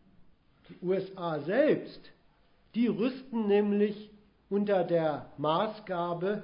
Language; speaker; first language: German; native; German